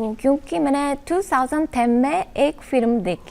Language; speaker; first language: Hindi; non-native, learner; Japanese